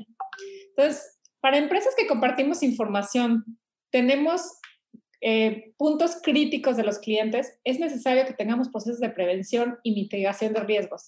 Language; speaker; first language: Spanish; native; Spanish